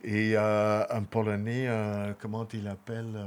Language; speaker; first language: French; non-native, local second language; Dutch